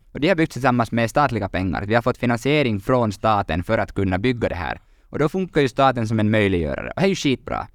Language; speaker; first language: Swedish; native; Swedish